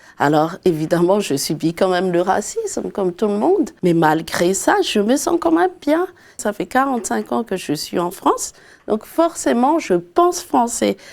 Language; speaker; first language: French; non-native, local second language; Malagasy